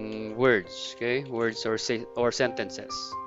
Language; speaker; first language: English; non-native, fluent; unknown